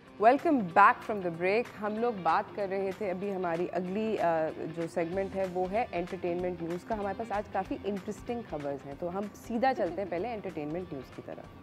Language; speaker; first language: Urdu; native; Urdu